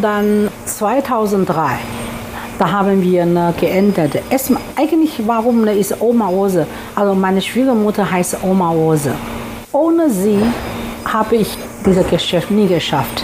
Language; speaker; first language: German; non-native, fluent; Chinese